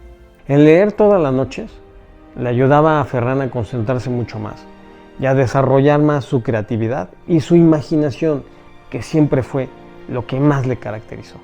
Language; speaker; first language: Spanish; native; Spanish